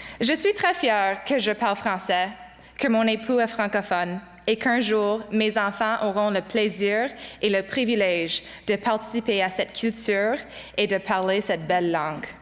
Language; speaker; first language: French; non-native, local second language; English